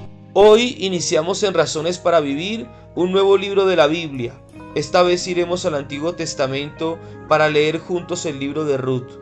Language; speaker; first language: Spanish; native; Spanish